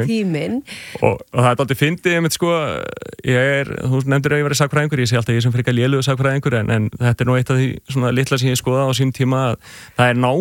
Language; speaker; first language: Icelandic; native; Icelandic